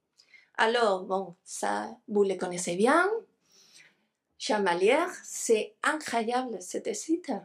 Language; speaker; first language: French; non-native, fluent; Spanish